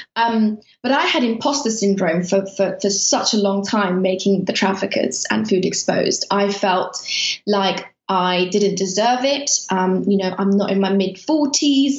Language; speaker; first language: English; early bilingual, other home language; Persian